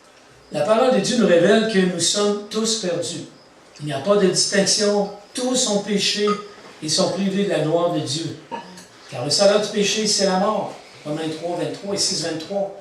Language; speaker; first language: French; native; French